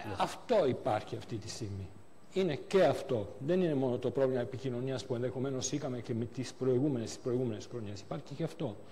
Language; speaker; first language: Greek; non-native, fluent; Italian